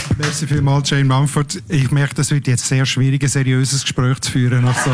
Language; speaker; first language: German; native; German